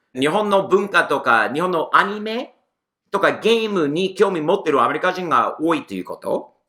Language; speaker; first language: Japanese; non-native, fluent; English